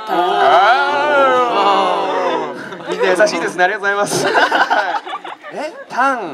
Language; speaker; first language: Japanese; native; Japanese